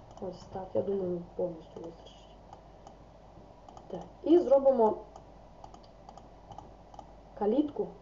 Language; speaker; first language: Ukrainian; native; Ukrainian